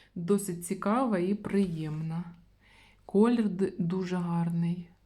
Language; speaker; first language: Ukrainian; non-native, local second language; Russian